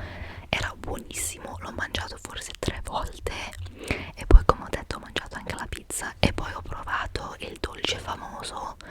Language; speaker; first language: Italian; non-native, fluent; English